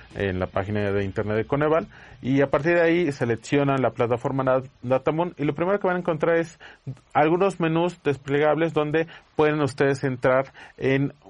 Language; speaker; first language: Spanish; native; Spanish